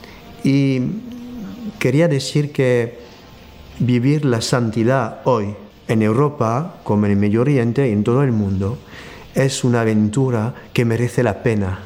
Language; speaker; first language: Spanish; non-native, fluent; French